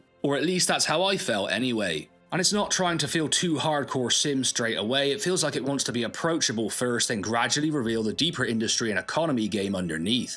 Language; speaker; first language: English; native; English